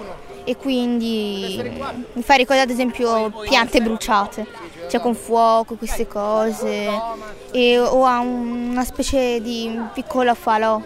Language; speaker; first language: Italian; early bilingual, other home language; Arabic